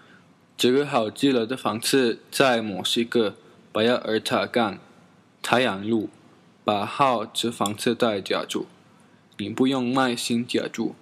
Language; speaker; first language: Chinese; non-native, learner; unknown